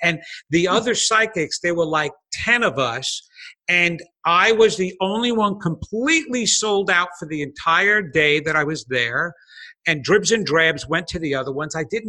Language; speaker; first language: English; native; English